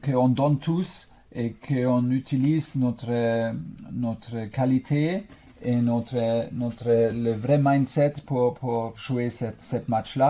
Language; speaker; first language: French; non-native, fluent; German